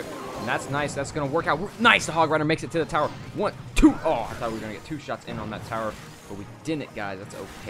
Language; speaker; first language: English; native; English